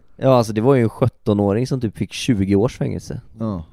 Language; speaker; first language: Swedish; native; Swedish